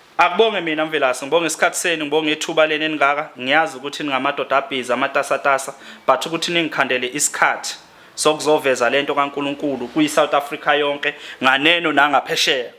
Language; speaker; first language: Zulu; native; Zulu